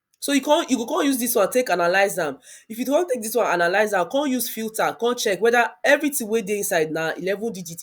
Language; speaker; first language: Nigerian Pidgin; non-native, local second language; Yoruba